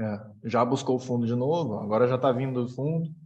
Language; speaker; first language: Portuguese; native; Portuguese